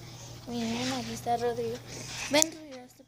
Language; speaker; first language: Spanish; native; Spanish